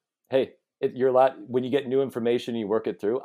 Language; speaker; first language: English; native; English